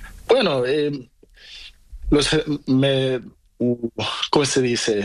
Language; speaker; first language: Spanish; non-native, local second language; Portuguese